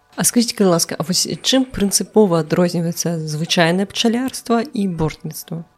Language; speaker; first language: Belarusian; non-native, local second language; Russian